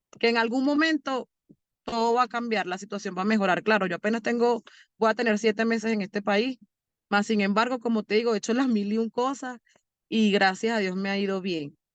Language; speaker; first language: Spanish; native; Spanish